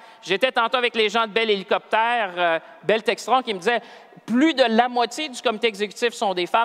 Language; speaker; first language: French; native; French